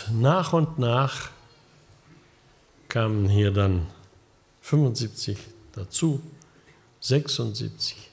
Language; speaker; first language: German; early bilingual, heritage; German